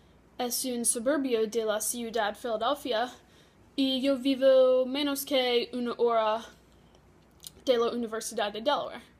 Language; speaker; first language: Spanish; non-native, learner; English